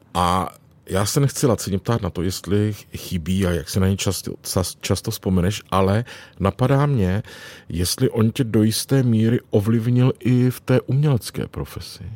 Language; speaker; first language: Czech; native; Czech